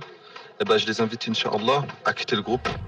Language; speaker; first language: French; native; French